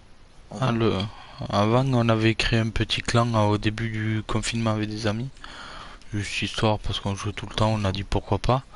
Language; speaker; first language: French; native; French